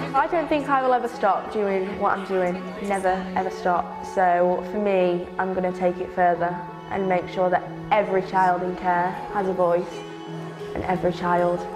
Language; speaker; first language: English; native; English